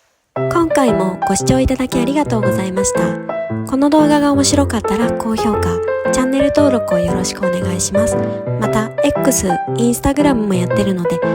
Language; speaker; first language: Japanese; native; Japanese